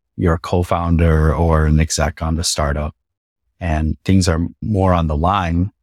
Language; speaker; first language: English; native; English